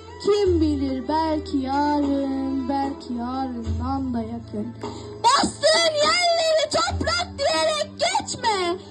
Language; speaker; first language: Turkish; native; Turkish